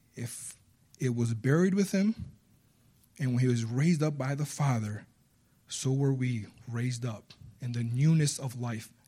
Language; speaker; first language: English; early bilingual, other home language; Spanish